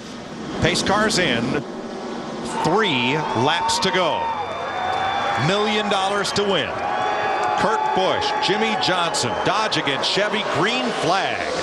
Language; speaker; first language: English; native; English